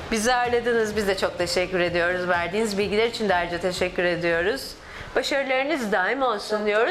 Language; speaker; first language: Turkish; native; Turkish